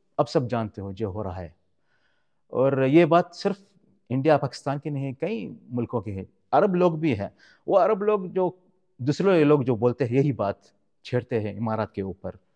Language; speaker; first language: Urdu; non-native, fluent; Arabic